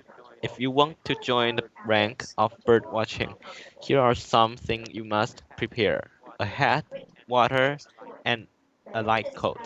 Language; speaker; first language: English; non-native, learner; Chinese